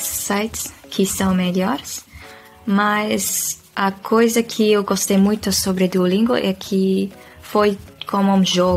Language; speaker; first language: Portuguese; non-native, fluent; Dutch